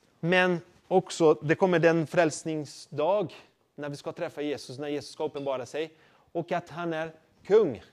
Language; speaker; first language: Swedish; non-native, fluent; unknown